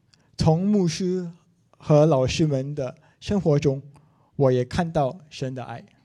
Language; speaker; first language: Chinese; non-native, local second language; English